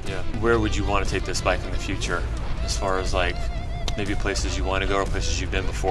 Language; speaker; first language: English; native; English